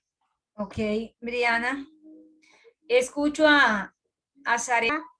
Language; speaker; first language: Spanish; native; Spanish